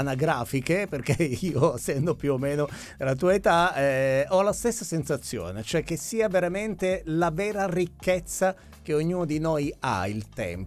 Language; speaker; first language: Italian; native; Italian